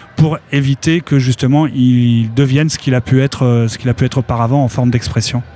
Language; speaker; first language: French; native; French